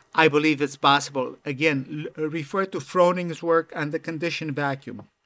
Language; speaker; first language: English; non-native, fluent; Romanian